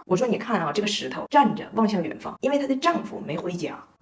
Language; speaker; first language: Chinese; native; Chinese